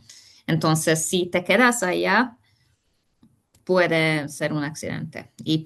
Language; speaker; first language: Spanish; non-native, fluent; Hungarian